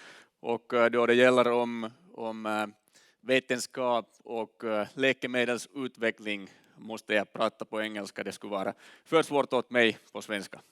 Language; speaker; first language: Swedish; non-native, learner; Finnish